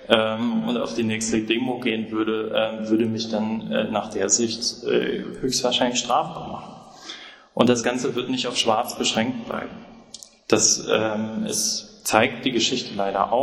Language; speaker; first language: German; native; German